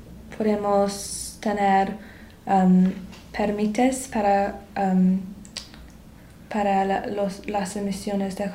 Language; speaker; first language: Spanish; non-native, learner; English